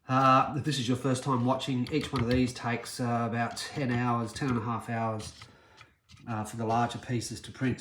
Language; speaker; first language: English; native; English